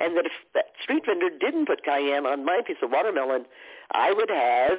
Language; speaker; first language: English; native; English